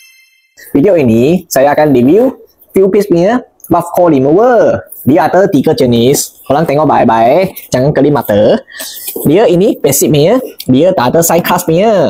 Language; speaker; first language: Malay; non-native, local second language; Chinese